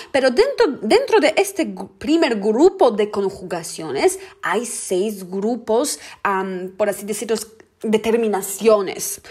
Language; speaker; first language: Spanish; non-native, fluent; Polish